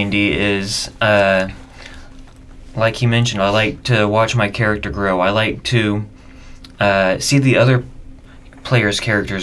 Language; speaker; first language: English; native; English